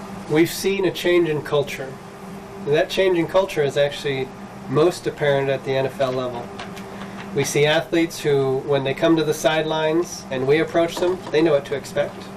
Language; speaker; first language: English; early bilingual, other home language; Spanish